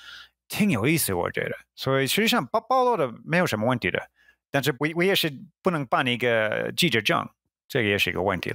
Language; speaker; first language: Chinese; non-native, fluent; English